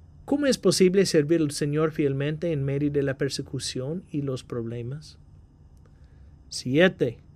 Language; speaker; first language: Spanish; non-native, fluent; English